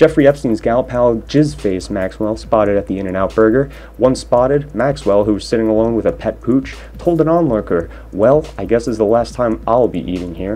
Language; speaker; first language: English; native; English